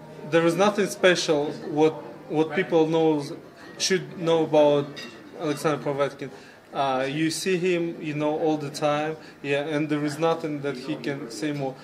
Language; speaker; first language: English; non-native, fluent; Russian